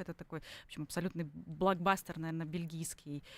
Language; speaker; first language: Russian; native; Russian